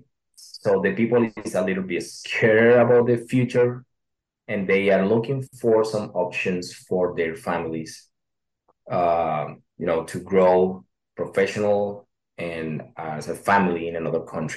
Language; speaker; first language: English; non-native, learner; Spanish